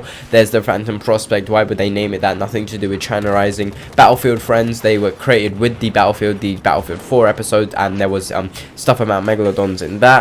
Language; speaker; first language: English; native; English